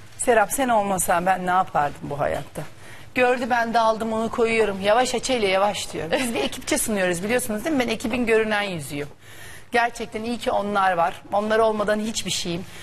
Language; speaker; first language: Turkish; native; Turkish